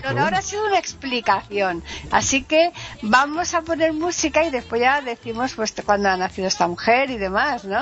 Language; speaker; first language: Spanish; native; Spanish